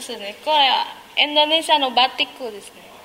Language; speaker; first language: Japanese; non-native, learner; Indonesian